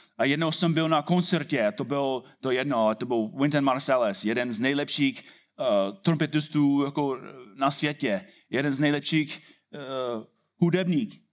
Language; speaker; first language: Czech; non-native, fluent; English